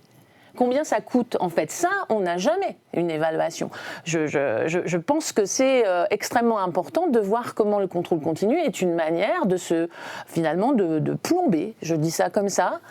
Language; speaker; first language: French; native; French